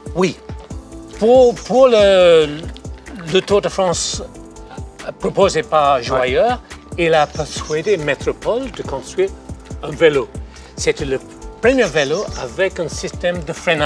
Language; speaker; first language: French; non-native, fluent; English